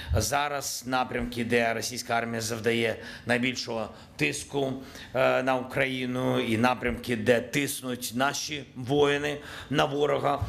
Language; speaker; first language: Ukrainian; native; Ukrainian